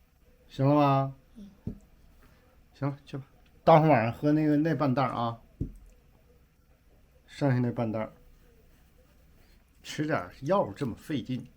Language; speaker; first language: Chinese; native; Chinese